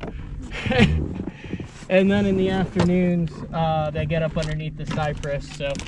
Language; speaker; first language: English; native; English